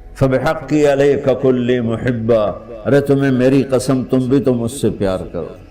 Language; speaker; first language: Urdu; non-native, local second language; Punjabi